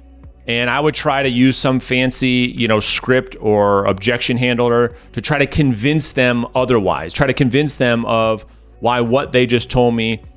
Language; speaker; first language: English; native; English